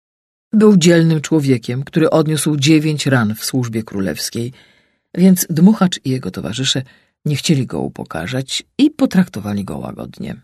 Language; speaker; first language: Polish; native; Polish